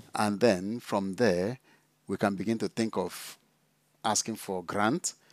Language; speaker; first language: English; non-native, local second language; Igbo